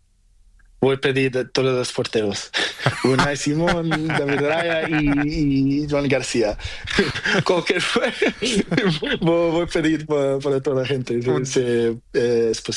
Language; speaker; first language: Spanish; non-native, learner; Portuguese